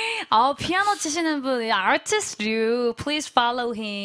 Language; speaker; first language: English; non-native, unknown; Korean